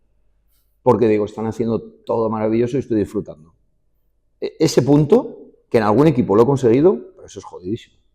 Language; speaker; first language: Spanish; native; Spanish